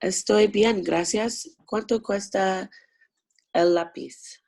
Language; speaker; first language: Spanish; non-native, learner; English